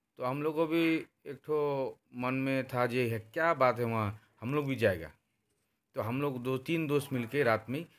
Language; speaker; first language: Hindi; non-native, local second language; Bangla